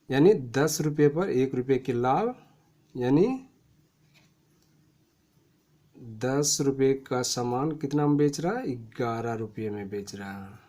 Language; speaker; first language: Hindi; native; Hindi